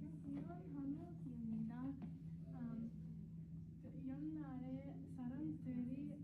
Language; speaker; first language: Korean; non-native, learner; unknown